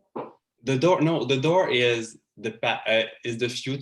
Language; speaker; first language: English; non-native, learner; French